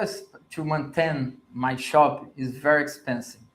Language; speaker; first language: English; non-native, learner; Portuguese